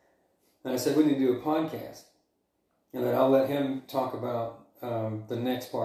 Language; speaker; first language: English; native; English